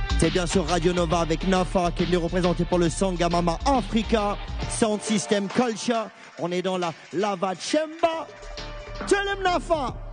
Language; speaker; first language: French; native; French